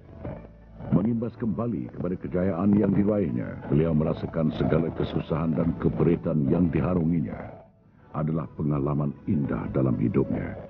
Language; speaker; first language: Malay; native; Malay